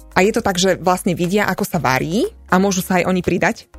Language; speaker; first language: Slovak; native; Slovak